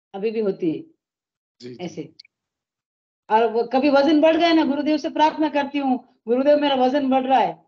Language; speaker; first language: Hindi; native; Hindi